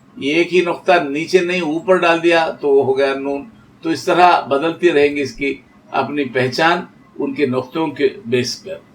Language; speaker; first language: Urdu; native; Urdu